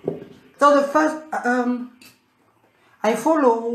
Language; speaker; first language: English; non-native, learner; French